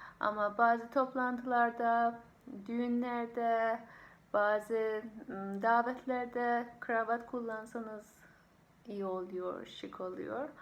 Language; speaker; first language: Turkish; non-native, fluent; Persian